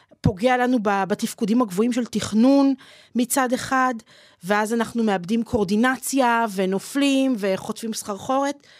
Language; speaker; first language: Hebrew; native; Hebrew